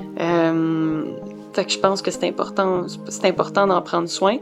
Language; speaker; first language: French; native; French